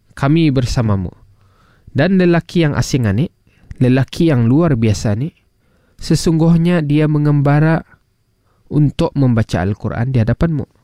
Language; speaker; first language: Malay; native; Malay